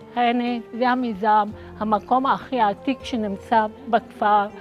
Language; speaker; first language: Hebrew; non-native, local second language; Arabic